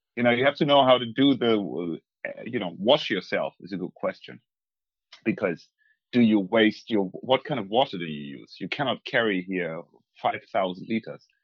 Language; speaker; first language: English; non-native, fluent; German